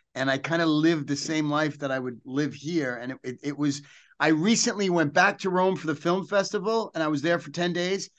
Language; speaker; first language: English; native; English